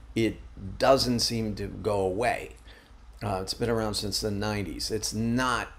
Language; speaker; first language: English; native; English